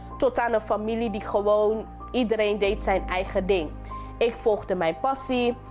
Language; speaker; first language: Dutch; non-native, local second language; English